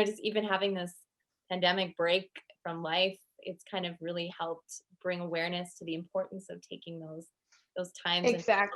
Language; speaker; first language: English; native; English